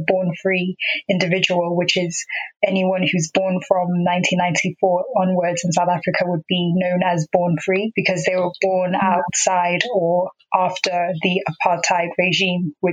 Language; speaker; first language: English; non-native, local second language; Xhosa